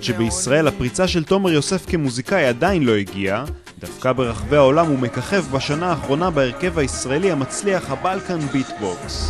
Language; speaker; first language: Hebrew; native; Hebrew